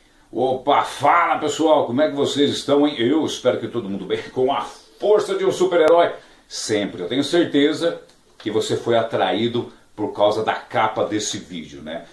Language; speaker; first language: Portuguese; native; Portuguese